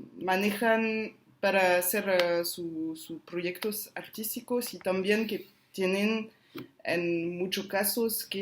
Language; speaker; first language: Spanish; non-native, fluent; French